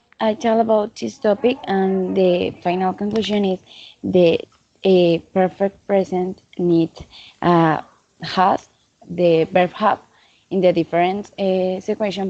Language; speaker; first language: English; non-native, learner; Spanish